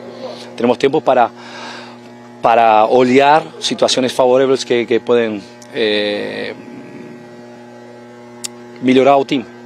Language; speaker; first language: Portuguese; non-native, fluent; Spanish